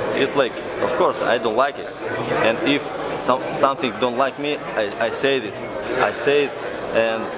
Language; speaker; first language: English; non-native, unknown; Russian